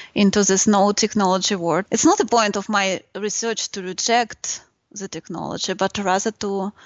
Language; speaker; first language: English; non-native, fluent; Russian